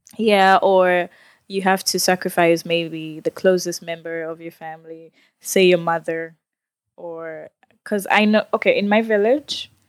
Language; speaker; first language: English; non-native, local second language; Swahili